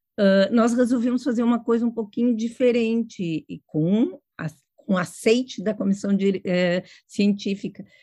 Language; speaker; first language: Portuguese; native; Portuguese